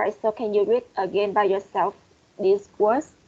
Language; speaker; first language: English; non-native, fluent; Vietnamese